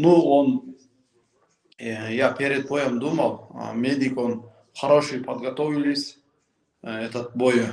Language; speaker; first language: Russian; non-native, local second language; Kyrgyz